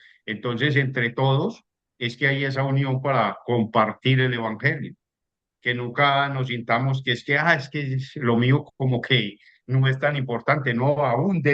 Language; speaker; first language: Spanish; native; Spanish